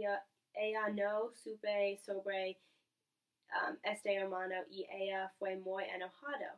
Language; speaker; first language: Spanish; non-native, learner; English